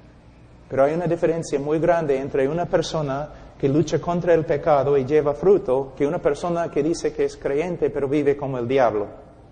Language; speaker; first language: Spanish; non-native, fluent; English